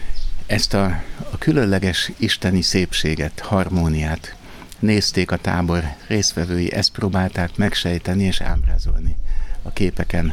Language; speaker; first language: Hungarian; native; Hungarian